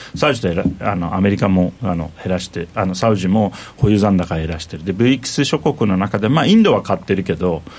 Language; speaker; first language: Japanese; non-native, fluent; Turkish